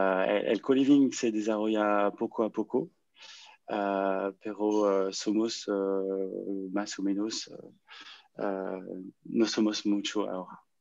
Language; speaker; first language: Spanish; non-native, learner; French